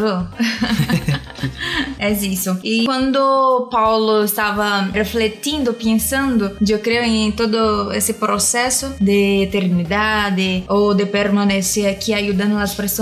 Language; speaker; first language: Spanish; non-native, learner; Portuguese